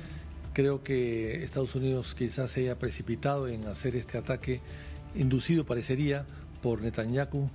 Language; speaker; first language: Spanish; native; Spanish